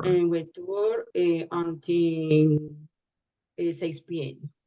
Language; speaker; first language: English; non-native, learner; Spanish